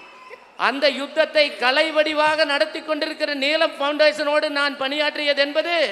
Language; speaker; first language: Tamil; native; Tamil